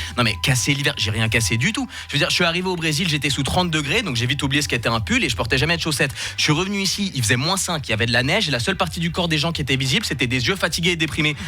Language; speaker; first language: French; early bilingual, other home language; Portuguese